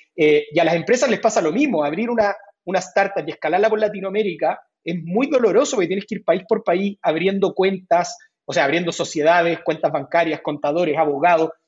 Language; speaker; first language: Spanish; native; Spanish